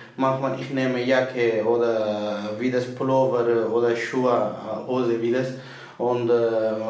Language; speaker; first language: German; non-native, learner; Persian